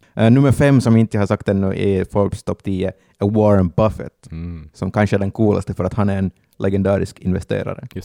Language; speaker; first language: Swedish; native; Swedish